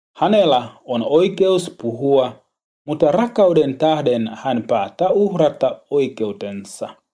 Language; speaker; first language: Finnish; non-native, learner; Swahili